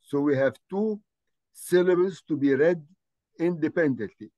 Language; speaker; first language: English; non-native, fluent; Arabic